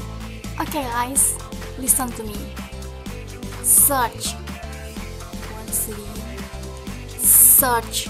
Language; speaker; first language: English; non-native, learner; Indonesian